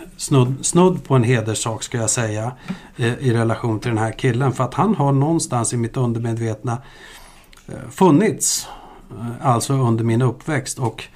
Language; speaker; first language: Swedish; early bilingual, other home language; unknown